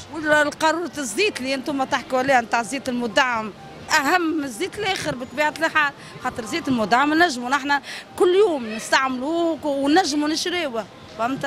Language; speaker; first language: Arabic; native; Arabic